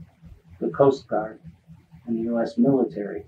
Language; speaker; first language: English; native; English